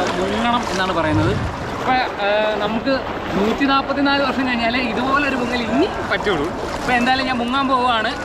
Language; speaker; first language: Malayalam; native; Malayalam